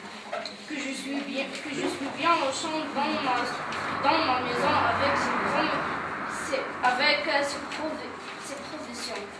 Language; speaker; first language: French; non-native, learner; Arabic